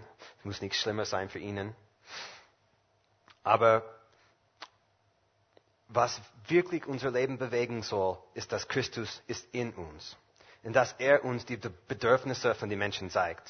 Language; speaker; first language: German; non-native, fluent; English